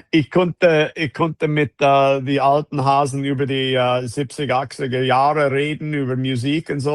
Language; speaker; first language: German; non-native, fluent; English